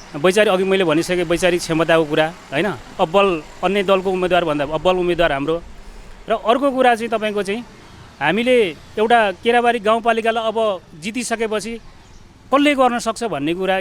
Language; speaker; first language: Nepali; native; Nepali